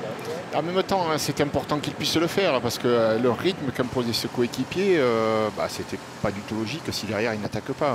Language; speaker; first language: French; native; French